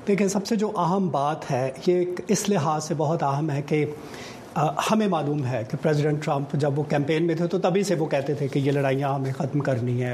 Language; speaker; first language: Urdu; native; Urdu